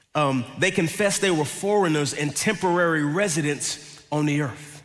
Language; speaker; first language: English; native; English